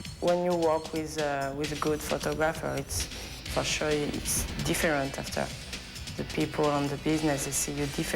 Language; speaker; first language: English; non-native, learner; French